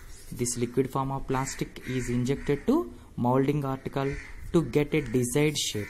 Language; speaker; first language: English; non-native, local second language; Telugu